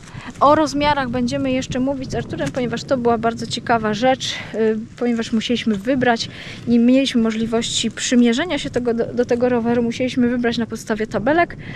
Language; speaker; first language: Polish; native; Polish